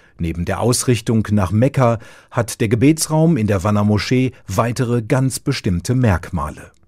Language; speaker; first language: German; native; German